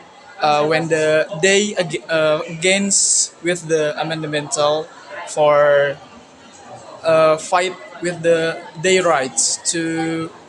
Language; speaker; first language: English; non-native, learner; Indonesian